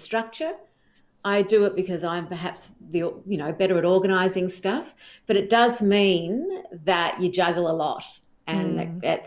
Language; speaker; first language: English; native; English